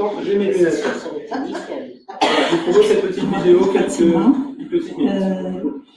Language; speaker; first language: French; native; French